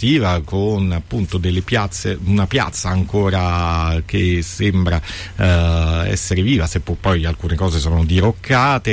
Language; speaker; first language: Italian; native; Italian